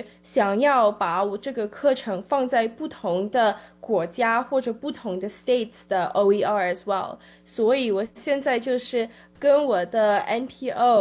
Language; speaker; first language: Chinese; early bilingual, heritage; Chinese